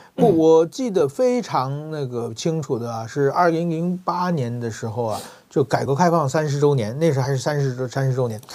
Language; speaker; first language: Chinese; native; Chinese